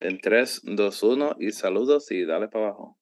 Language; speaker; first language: Spanish; early bilingual, heritage; Spanish